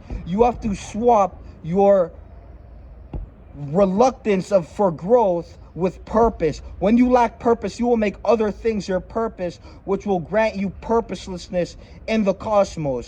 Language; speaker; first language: English; native; English